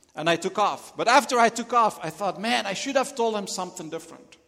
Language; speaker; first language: English; non-native, fluent; Arabic